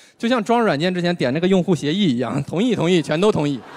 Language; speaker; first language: Chinese; native; Chinese